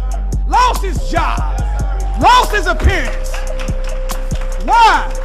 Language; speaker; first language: English; native; English